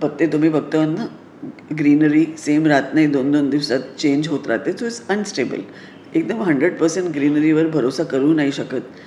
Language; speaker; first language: Marathi; non-native, local second language; Sindhi